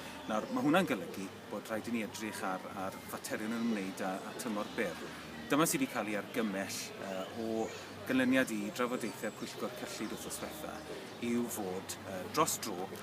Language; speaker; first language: Welsh; native; Welsh